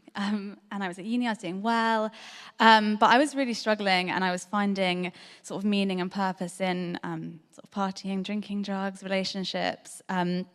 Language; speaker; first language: English; native; English